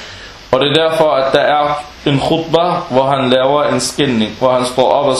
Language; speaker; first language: Danish; non-native, fluent; Arabic